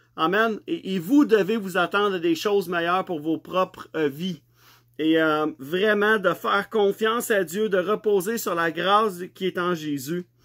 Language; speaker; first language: French; native; French